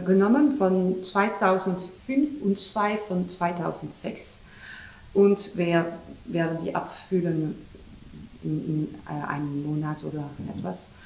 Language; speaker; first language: German; non-native, learner; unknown